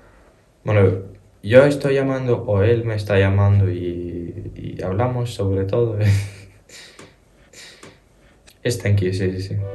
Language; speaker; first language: Spanish; early bilingual, other home language; Ukrainian